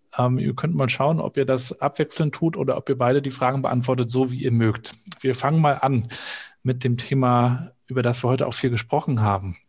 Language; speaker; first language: German; native; German